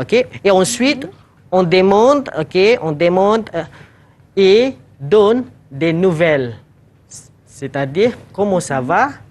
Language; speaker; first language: French; non-native, fluent; Malay